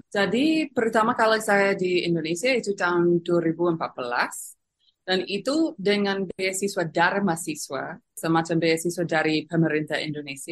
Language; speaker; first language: Indonesian; non-native, fluent; English